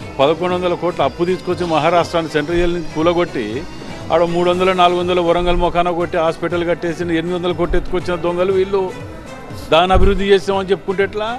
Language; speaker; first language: Telugu; native; Telugu